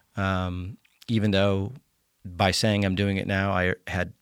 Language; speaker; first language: English; native; English